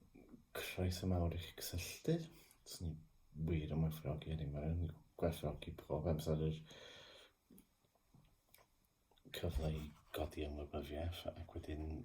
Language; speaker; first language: Welsh; non-native, local second language; English